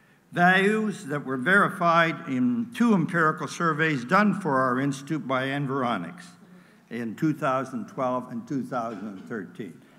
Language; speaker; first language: English; native; English